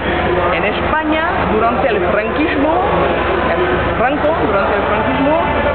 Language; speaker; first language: Spanish; non-native, learner; French